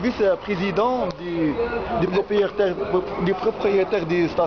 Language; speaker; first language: French; non-native, local second language; Arabic